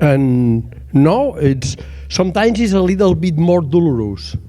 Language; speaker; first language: English; non-native, learner; Catalan